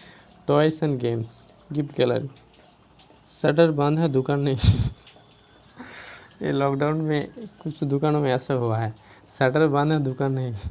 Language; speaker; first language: Hindi; non-native, local second language; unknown